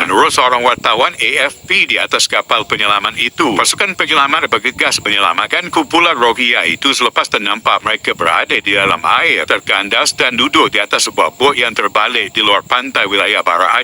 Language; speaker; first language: Malay; native; Malay